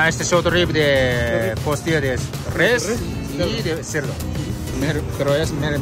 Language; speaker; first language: Spanish; non-native, learner; Japanese